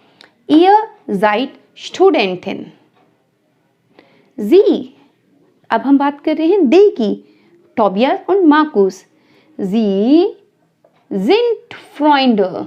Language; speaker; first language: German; non-native, fluent; Hindi